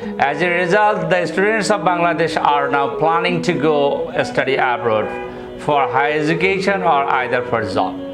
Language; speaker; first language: English; non-native, local second language; Bangla